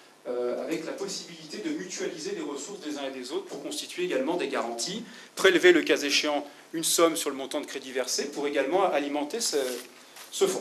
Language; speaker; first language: French; native; French